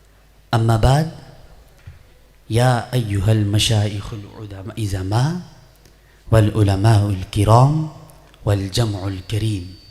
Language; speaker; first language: Arabic; non-native, fluent; Urdu